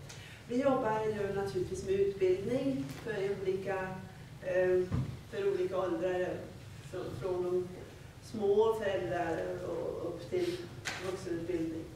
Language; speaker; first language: Swedish; native; Swedish